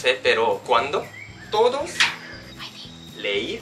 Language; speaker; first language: Spanish; non-native, learner; Japanese